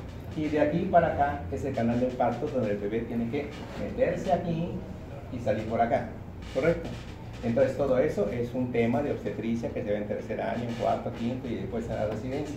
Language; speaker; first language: Spanish; native; Spanish